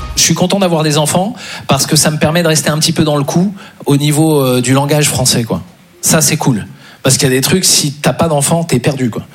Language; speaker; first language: French; native; French